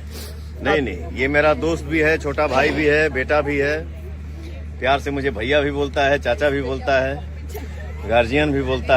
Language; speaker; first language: Hindi; non-native, local second language; Bhojpuri